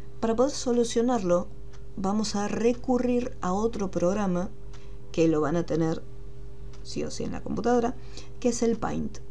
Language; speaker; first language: Spanish; native; Spanish